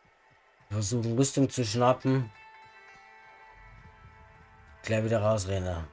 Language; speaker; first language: German; native; German